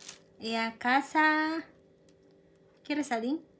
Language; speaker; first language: Spanish; non-native, learner; Filipino